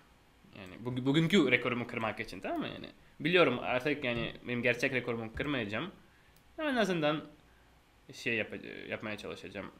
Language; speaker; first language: Turkish; non-native, fluent; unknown